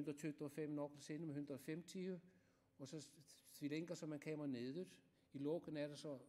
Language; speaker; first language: Danish; non-native, learner; Icelandic